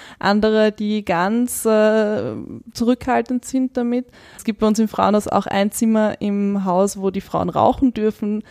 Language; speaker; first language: German; native; German